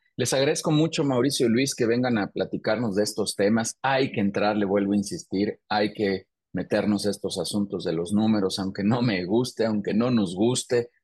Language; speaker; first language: Spanish; native; Spanish